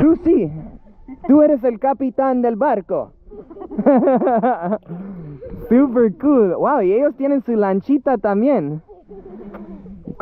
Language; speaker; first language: Spanish; early bilingual, heritage; English